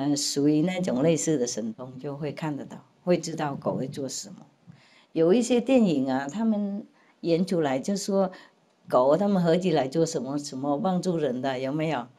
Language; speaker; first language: Chinese; non-native, fluent; Vietnamese